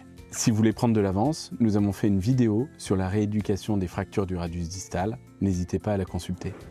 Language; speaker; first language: French; native; French